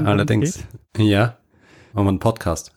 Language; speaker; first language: German; native; German